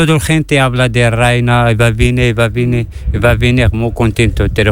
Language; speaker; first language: Spanish; non-native, learner; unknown